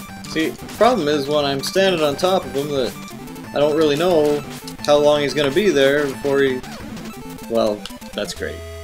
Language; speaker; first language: English; native; English